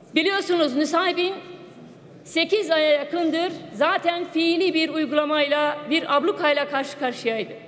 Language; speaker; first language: Turkish; non-native, local second language; Kurdish